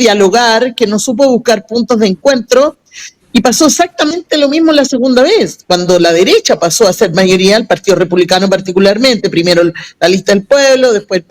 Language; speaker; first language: Spanish; native; Spanish